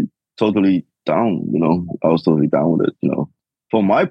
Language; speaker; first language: English; non-native, local second language; Cantonese